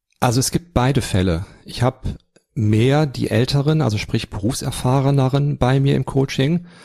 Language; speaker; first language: German; native; German